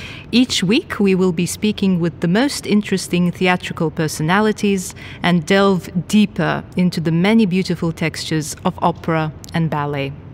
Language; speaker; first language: English; non-native, fluent; Lithuanian